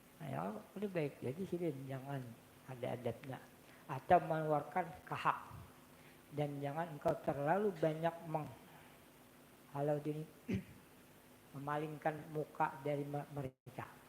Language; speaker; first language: Indonesian; non-native, local second language; Banjar